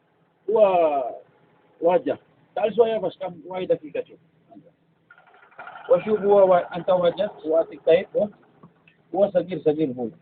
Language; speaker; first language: Arabic; non-native, learner; Filipino